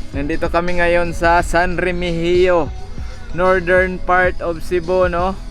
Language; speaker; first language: Filipino; non-native, local second language; Cebuano